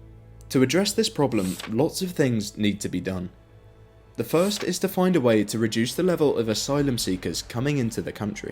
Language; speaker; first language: English; native; English